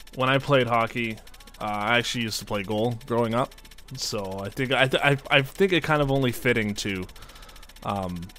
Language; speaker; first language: English; native; English